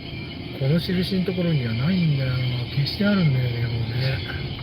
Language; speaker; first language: Japanese; native; Japanese